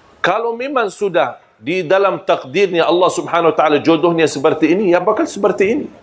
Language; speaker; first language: Malay; non-native, fluent; Arabic